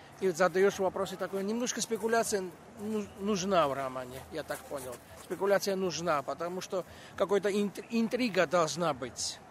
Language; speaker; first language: Russian; non-native, local second language; Georgian